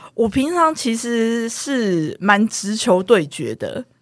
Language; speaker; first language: Chinese; native; Chinese